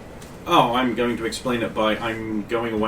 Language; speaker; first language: English; native; English